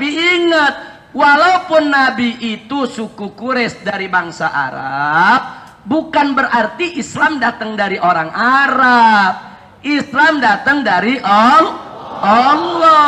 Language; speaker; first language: Indonesian; native; Indonesian